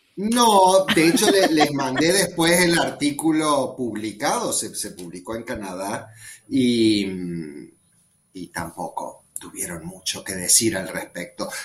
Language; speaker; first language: Spanish; native; Spanish